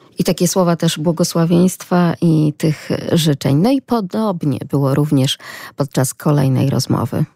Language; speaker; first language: Polish; native; Polish